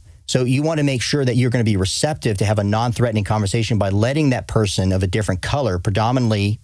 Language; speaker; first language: English; native; English